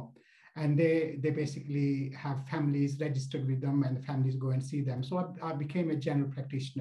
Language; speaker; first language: English; non-native, local second language; Punjabi